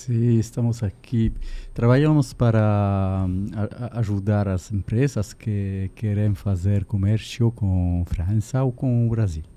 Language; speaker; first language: Portuguese; non-native, learner; French